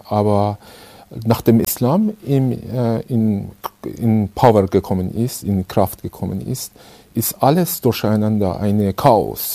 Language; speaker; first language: German; non-native, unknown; Persian